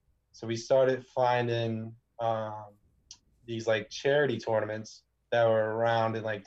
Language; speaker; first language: English; native; English